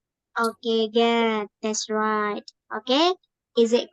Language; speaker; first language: English; non-native, fluent; Indonesian